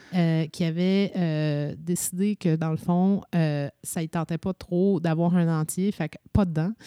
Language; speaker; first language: French; native; French